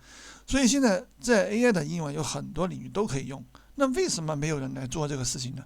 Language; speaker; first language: Chinese; native; Chinese